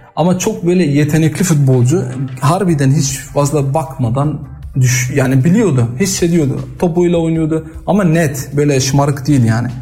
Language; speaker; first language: Turkish; early bilingual, heritage; Turkish